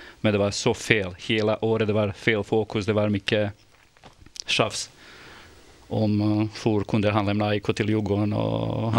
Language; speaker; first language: Swedish; non-native, fluent; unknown